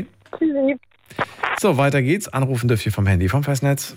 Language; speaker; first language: German; native; German